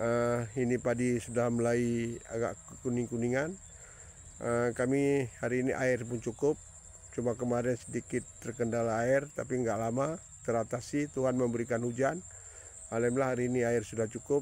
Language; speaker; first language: Indonesian; non-native, local second language; Achinese